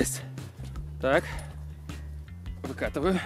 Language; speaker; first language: Russian; native; Russian